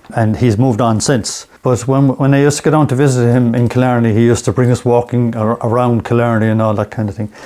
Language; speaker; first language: English; native; English